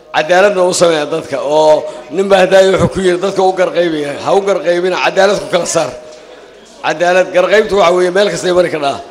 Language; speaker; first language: Somali; non-native, local second language; Maay